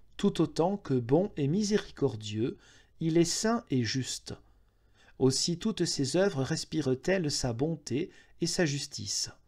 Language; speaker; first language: French; native; French